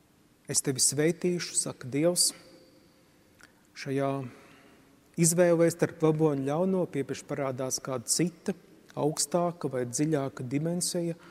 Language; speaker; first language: Latvian; native; Latvian